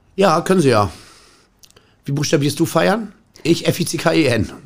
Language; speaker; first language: German; native; German